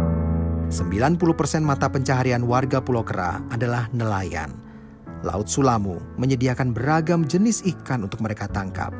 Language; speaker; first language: Indonesian; native; Indonesian